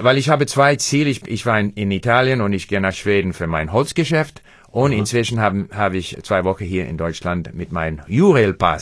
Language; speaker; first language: German; non-native, learner; English